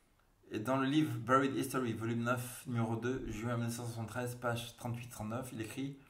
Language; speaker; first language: French; native; French